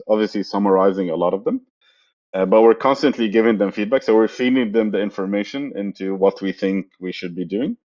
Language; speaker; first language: English; non-native, fluent; Arabic